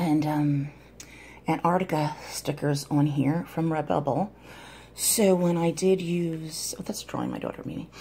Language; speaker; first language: English; native; English